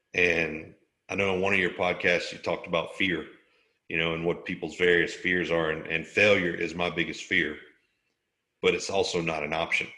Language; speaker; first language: English; native; English